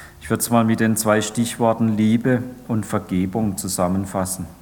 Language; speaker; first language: German; native; German